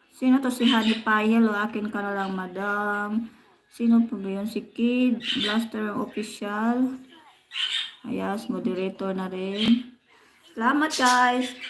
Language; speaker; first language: Filipino; non-native, local second language; Cebuano